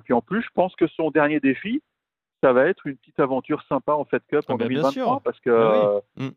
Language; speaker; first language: French; native; French